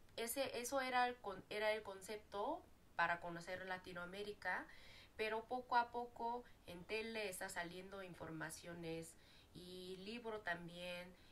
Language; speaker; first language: Spanish; non-native, fluent; Korean